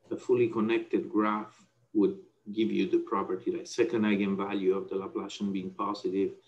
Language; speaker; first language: English; non-native, fluent; Italian